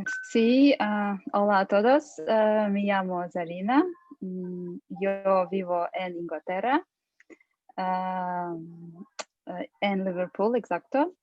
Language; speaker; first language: Spanish; non-native, learner; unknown